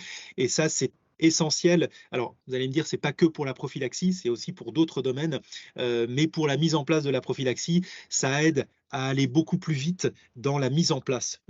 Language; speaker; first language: French; native; French